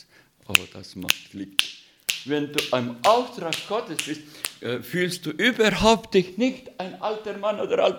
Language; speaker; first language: German; non-native, fluent; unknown